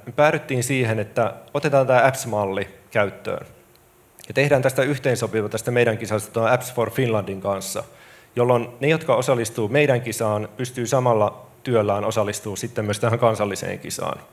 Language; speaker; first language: Finnish; native; Finnish